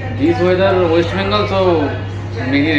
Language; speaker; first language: English; non-native, learner; Bangla